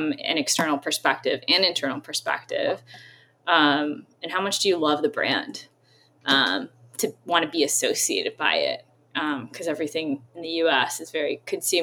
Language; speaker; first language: English; native; English